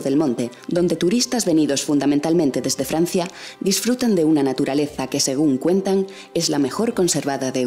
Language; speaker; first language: Spanish; native; Spanish